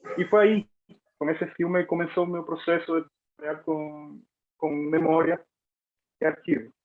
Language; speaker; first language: Portuguese; non-native, fluent; Spanish